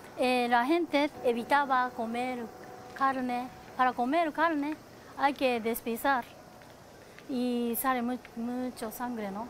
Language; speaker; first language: Spanish; non-native, learner; Japanese